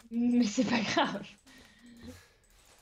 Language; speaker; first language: French; native; French